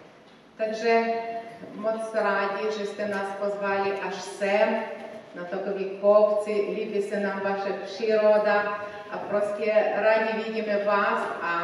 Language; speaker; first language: Czech; non-native, learner; Ukrainian